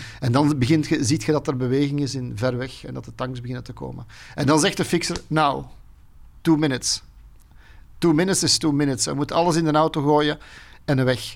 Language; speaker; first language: Dutch; native; Dutch